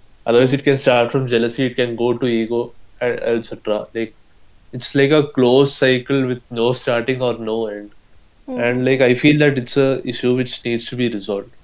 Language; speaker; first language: English; non-native, local second language; Malayalam